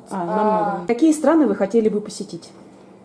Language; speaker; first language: Russian; native; Russian